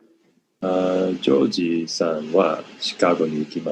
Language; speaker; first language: Japanese; non-native, learner; English